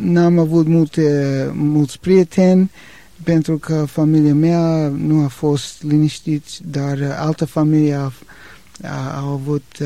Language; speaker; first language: Romanian; non-native, learner; English